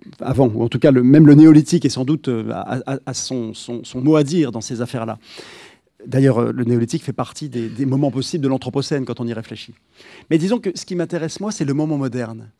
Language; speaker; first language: French; native; French